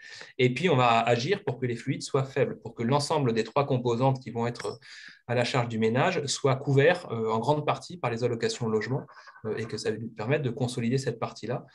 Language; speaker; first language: French; native; French